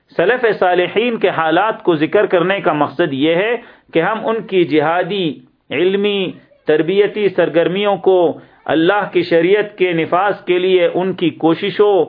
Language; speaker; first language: Urdu; native; Urdu